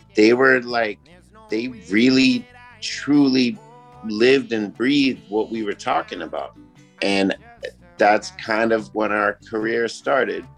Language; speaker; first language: English; native; English